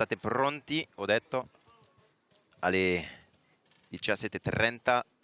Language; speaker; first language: Italian; non-native, fluent; French